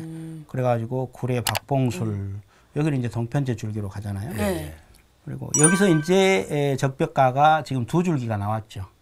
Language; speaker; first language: Korean; native; Korean